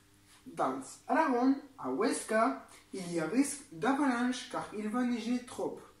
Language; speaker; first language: French; non-native, learner; Spanish